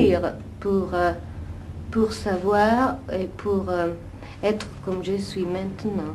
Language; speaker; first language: French; non-native, fluent; Italian